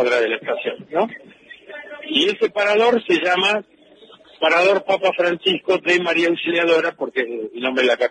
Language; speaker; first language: Spanish; native; Spanish